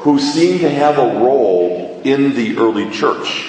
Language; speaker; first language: English; native; English